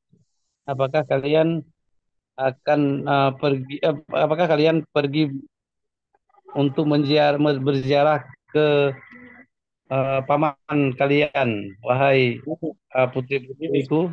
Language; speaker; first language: Indonesian; non-native, learner; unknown